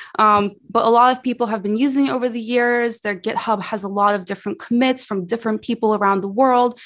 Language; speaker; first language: English; early bilingual, other home language; Russian